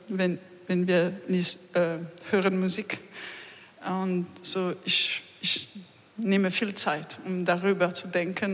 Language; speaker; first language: German; non-native, learner; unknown